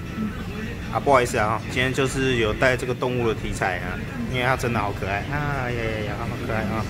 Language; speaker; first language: Chinese; native; Chinese